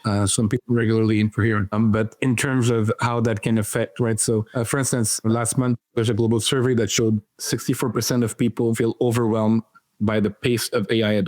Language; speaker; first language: English; non-native, fluent; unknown